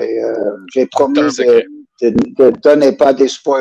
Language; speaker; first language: French; non-native, learner; English